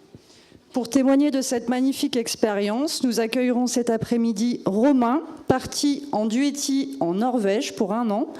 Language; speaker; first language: French; native; French